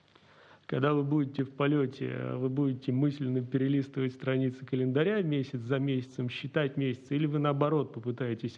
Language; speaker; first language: Russian; native; Russian